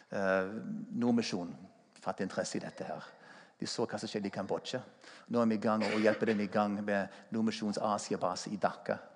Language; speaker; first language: Norwegian; non-native, fluent; English